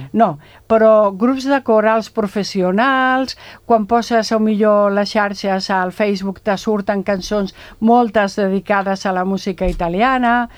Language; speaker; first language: Catalan; non-native, local second language; Spanish